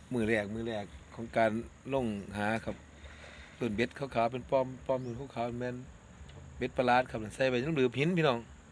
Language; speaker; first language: Thai; native; Thai